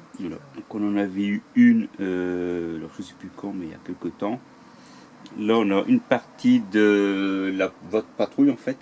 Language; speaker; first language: French; native; French